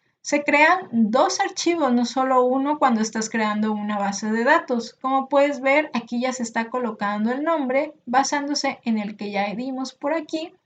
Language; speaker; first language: Spanish; native; Spanish